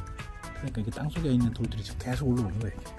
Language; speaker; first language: Korean; native; Korean